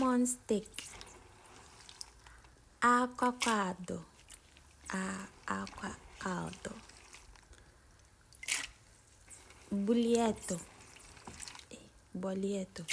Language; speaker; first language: Italian; non-native, learner; Akan